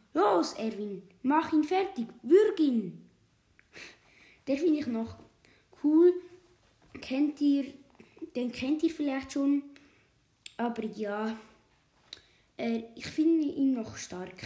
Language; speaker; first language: German; native; German